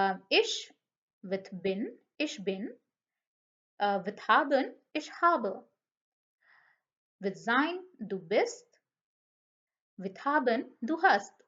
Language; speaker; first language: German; non-native, fluent; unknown